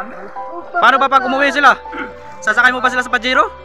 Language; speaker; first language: Filipino; native; Filipino